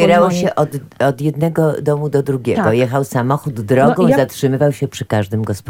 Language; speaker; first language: Polish; native; Polish